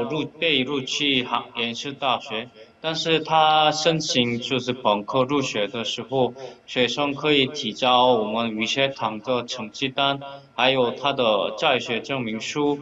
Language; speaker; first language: Chinese; non-native, fluent; Korean